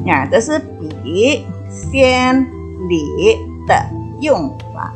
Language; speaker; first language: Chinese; non-native, fluent; Indonesian